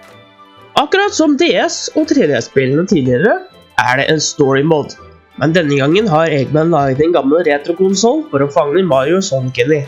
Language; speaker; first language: Norwegian; native; Norwegian